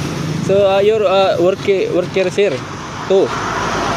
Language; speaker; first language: English; non-native, local second language; Cebuano